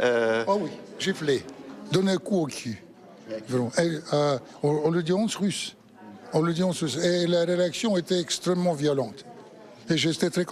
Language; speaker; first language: French; non-native, fluent; Russian